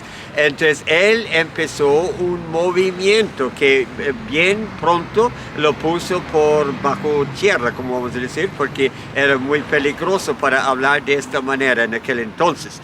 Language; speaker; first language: Spanish; non-native, fluent; English